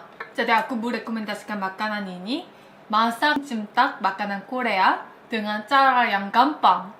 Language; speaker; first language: Indonesian; non-native, fluent; Korean